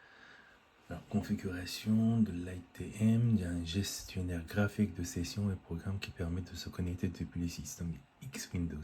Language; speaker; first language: French; native; French